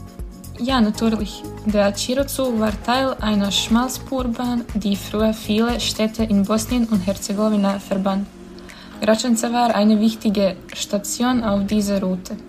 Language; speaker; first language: German; non-native, learner; Bosnian